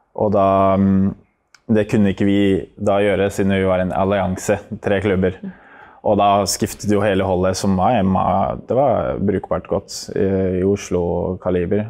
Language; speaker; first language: Norwegian; native; Norwegian